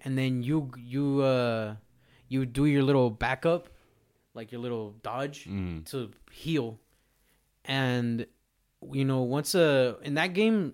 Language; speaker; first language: English; early bilingual, other home language; Spanish